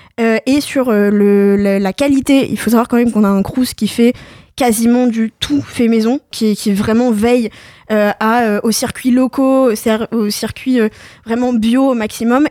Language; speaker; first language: French; native; French